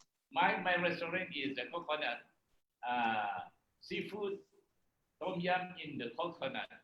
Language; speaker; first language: English; non-native, learner; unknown